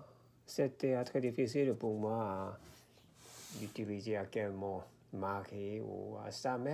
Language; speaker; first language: French; non-native, learner; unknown